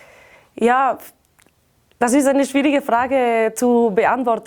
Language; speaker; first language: German; non-native, fluent; Catalan